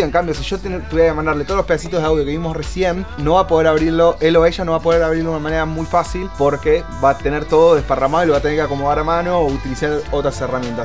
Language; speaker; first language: Spanish; native; Spanish